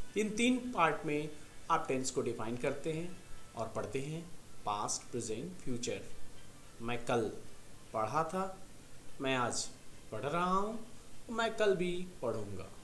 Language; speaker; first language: Hindi; native; Hindi